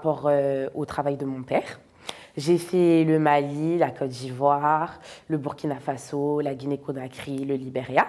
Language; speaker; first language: French; native; French